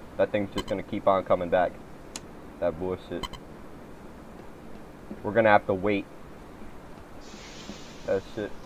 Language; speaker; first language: English; native; English